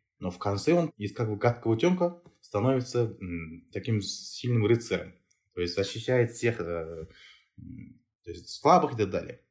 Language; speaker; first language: Russian; non-native, local second language; Kazakh